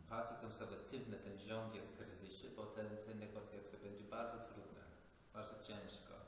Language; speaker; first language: Polish; non-native, fluent; English